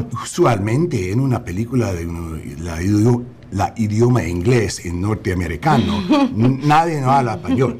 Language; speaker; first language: Spanish; non-native, learner; English